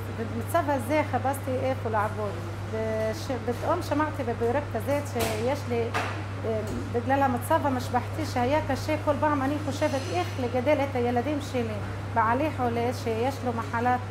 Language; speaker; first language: Hebrew; non-native, local second language; Arabic